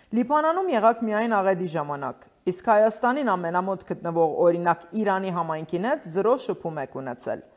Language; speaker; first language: Armenian; native; Armenian